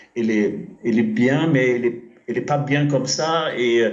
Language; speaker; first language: French; non-native, fluent; German